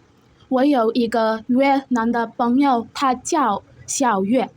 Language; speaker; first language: Chinese; non-native, learner; Arabic